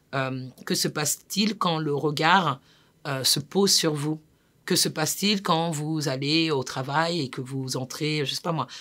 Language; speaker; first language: French; native; French